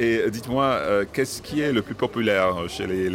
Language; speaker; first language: French; non-native, fluent; English